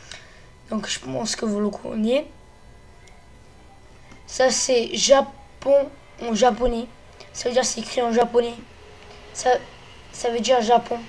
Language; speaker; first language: French; early bilingual, other home language; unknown